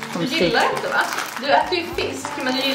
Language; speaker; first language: Swedish; native; Swedish